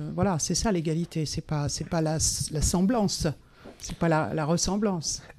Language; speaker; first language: French; native; French